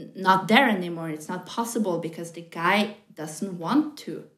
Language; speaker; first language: English; non-native, fluent; Norwegian